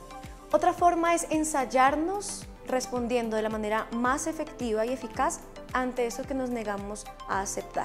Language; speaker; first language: Spanish; native; Spanish